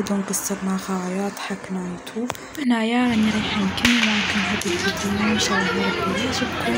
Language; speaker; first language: Arabic; early bilingual, heritage; Arabic